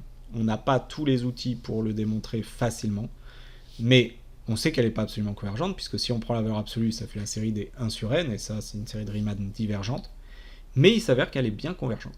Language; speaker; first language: French; native; French